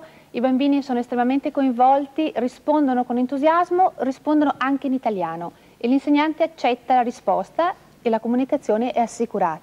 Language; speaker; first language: Italian; native; Italian